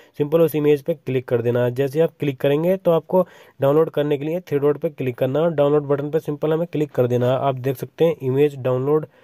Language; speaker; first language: Hindi; native; Hindi